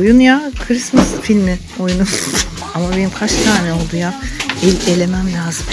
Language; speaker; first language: Turkish; native; Turkish